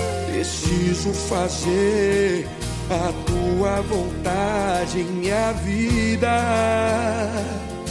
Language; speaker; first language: Portuguese; native; Portuguese